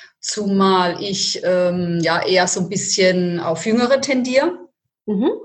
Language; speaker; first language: German; early bilingual, other home language; Italian